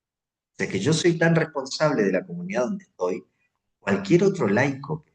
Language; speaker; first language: Spanish; native; Spanish